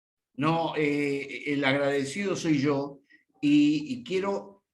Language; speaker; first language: Spanish; native; Spanish